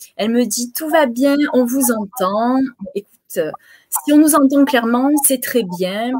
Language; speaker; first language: French; native; French